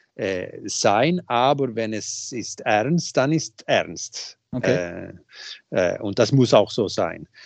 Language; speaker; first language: German; non-native, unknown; Swedish